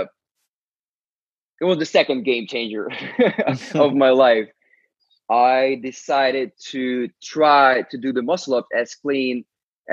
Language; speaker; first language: English; non-native, fluent; Ukrainian